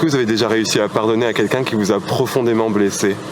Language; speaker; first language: French; native; French